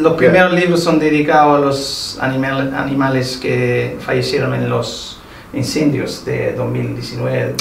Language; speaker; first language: Spanish; early bilingual, heritage; Spanish